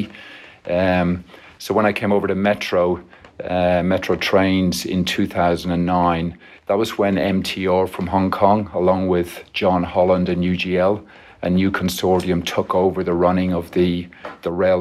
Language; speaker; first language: English; native; English